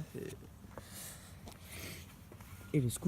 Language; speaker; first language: French; native; French